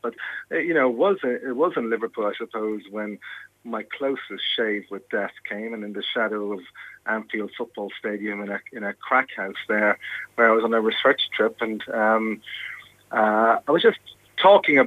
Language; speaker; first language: English; native; English